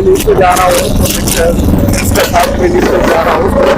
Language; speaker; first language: Hindi; non-native, learner; Bangla